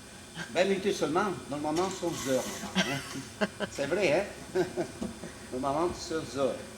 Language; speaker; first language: French; non-native, fluent; Italian